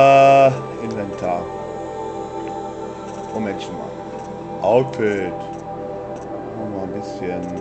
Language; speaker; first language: German; native; German